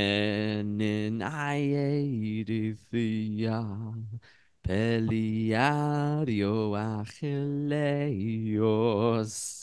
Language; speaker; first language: Greek; non-native, learner; English